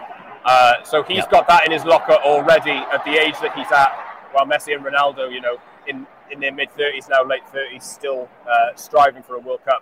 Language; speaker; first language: English; native; English